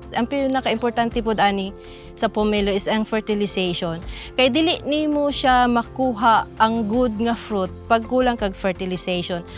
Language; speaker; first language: Cebuano; native; Cebuano